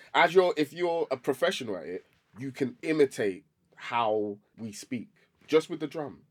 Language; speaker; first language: English; native; English